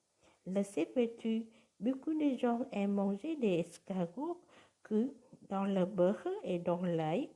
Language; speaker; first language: French; non-native, learner; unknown